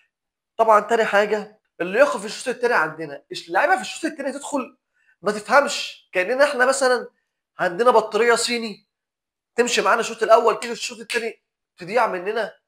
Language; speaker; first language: Arabic; native; Arabic